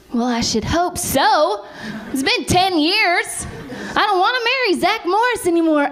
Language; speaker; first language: English; native; English